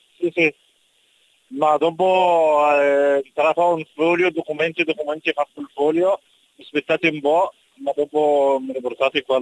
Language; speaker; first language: Italian; non-native, learner; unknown